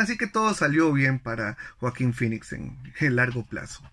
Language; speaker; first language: Spanish; native; Spanish